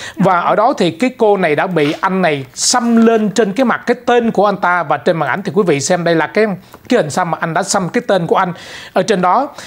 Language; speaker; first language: Vietnamese; early bilingual, heritage; Vietnamese